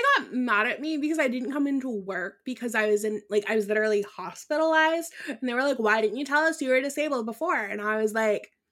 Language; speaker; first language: English; non-native, local second language; Irish